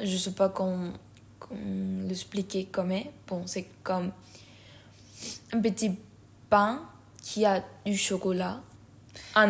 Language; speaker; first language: French; non-native, learner; Spanish